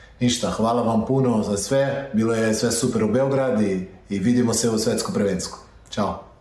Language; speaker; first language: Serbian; non-native, learner; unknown